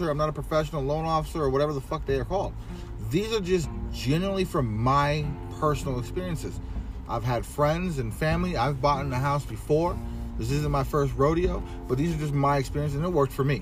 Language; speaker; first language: English; native; English